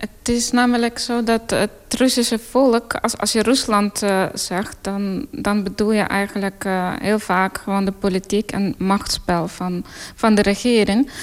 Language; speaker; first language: Dutch; non-native, fluent; Ukrainian